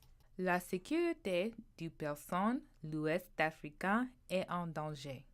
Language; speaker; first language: French; non-native, learner; English